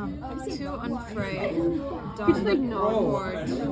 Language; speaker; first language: French; non-native, learner; English